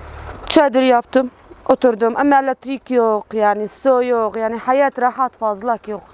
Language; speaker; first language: Turkish; non-native, learner; Arabic